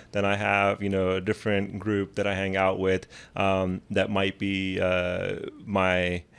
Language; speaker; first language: English; non-native, local second language; Urdu